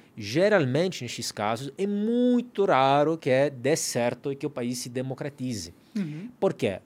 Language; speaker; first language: Portuguese; non-native, fluent; Italian